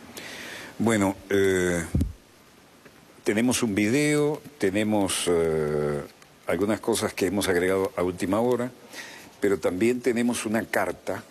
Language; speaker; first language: Spanish; native; Spanish